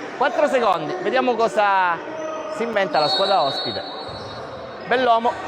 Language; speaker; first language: Italian; native; Italian